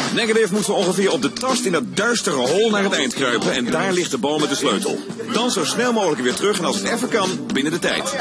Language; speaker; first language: Dutch; native; Dutch